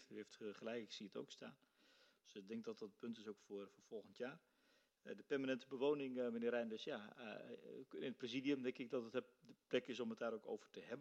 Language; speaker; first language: Dutch; native; Dutch